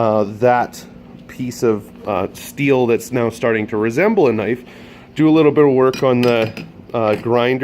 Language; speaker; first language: English; native; English